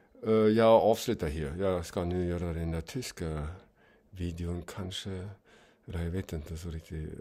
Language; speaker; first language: Swedish; non-native, fluent; German